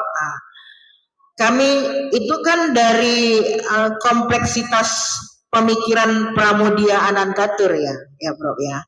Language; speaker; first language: Indonesian; native; Indonesian